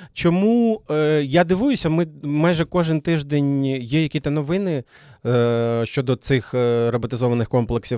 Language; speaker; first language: Ukrainian; native; Ukrainian